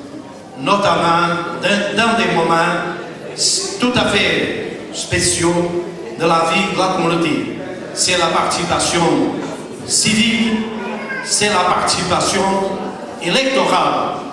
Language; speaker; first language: French; non-native, fluent; Portuguese